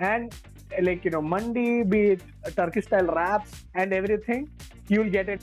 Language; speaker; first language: English; non-native, local second language; Malayalam